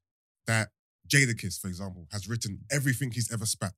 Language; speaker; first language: English; native; English